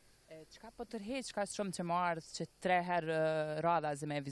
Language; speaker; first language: Albanian; native; Albanian